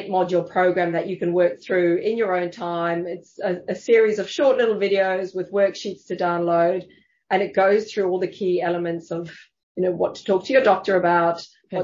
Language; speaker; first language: English; native; English